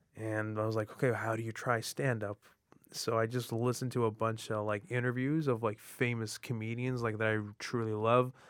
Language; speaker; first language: English; early bilingual, other home language; Arabic